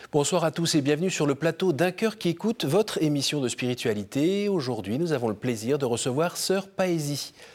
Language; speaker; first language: French; native; French